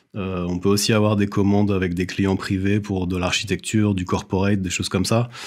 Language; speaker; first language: French; native; French